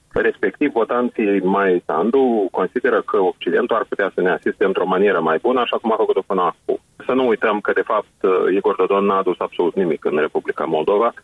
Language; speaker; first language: Romanian; native; Romanian